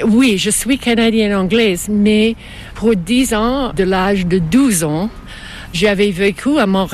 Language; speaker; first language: French; non-native, fluent; English